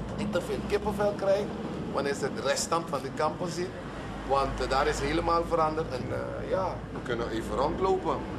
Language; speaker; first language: Dutch; non-native, local second language; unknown